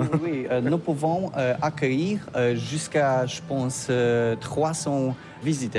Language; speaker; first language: French; non-native, learner; Polish